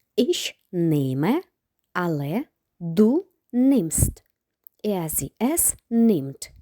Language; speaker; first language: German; non-native, fluent; Ukrainian